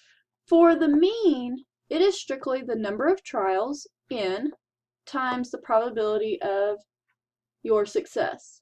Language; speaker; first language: English; native; English